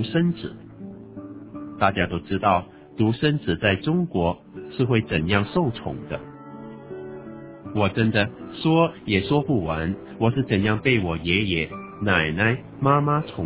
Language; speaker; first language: Chinese; native; Chinese